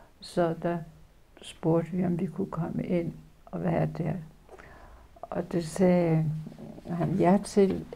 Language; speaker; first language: Danish; early bilingual, other home language; Polish